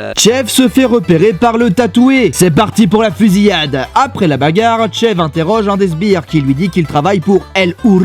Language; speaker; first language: French; native; French